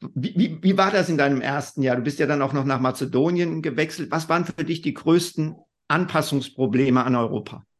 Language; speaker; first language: German; native; German